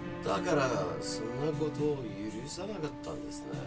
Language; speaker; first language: Japanese; non-native, fluent; English